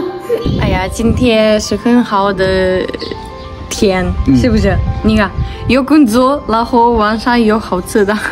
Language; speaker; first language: Chinese; non-native, learner; Ukrainian